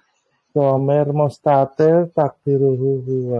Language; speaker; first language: Arabic; non-native, learner; Indonesian